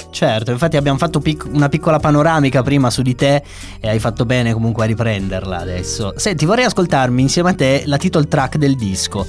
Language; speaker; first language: Italian; native; Italian